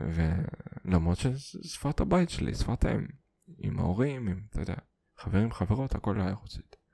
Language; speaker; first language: Hebrew; non-native, fluent; Russian